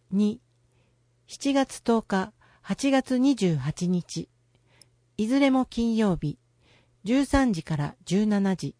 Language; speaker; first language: Japanese; native; Japanese